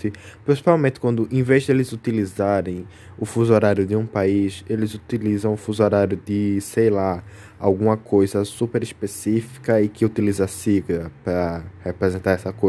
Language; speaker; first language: Portuguese; native; Portuguese